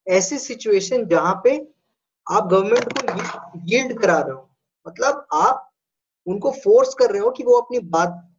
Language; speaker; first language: Hindi; native; Hindi